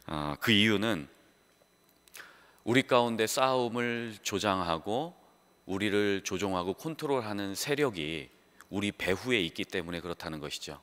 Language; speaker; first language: Korean; native; Korean